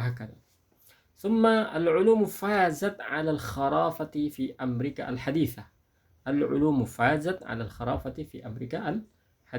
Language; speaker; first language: Arabic; non-native, fluent; Indonesian